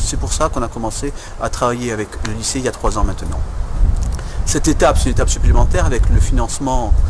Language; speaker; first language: French; native; French